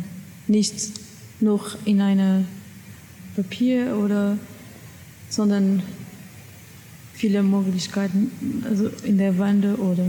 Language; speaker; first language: German; non-native, learner; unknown